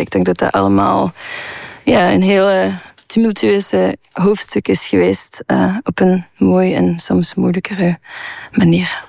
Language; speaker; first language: Dutch; non-native, local second language; French